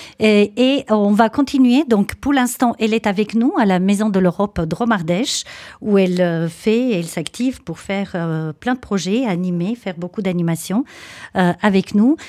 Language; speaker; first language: French; native; French